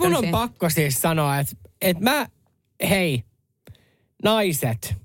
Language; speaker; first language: Finnish; native; Finnish